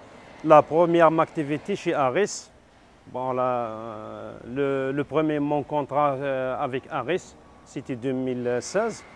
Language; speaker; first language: French; non-native, learner; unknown